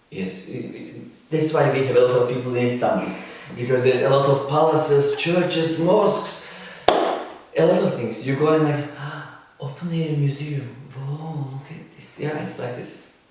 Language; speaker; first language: English; non-native, learner; Turkish